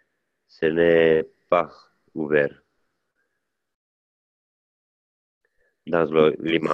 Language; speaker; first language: French; non-native, learner; Italian